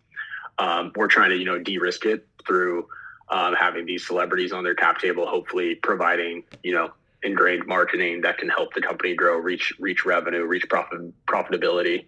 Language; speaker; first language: English; native; English